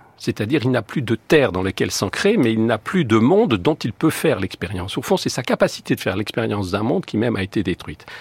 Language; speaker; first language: French; native; French